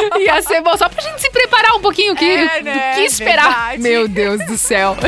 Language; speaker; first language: Portuguese; native; Portuguese